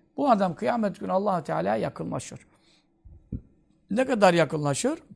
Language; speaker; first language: Turkish; native; Turkish